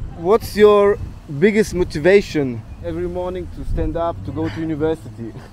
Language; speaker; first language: English; non-native, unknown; German